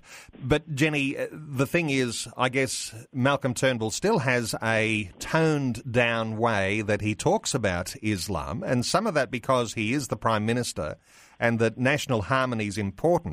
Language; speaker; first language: English; native; English